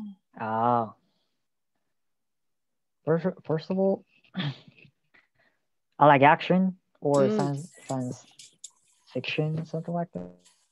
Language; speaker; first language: English; non-native, learner; Korean